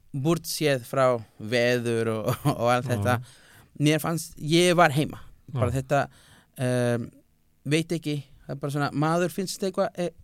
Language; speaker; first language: Icelandic; non-native, fluent; Spanish